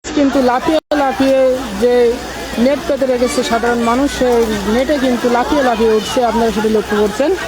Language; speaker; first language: Bangla; native; Bangla